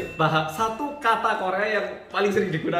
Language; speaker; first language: Indonesian; native; Indonesian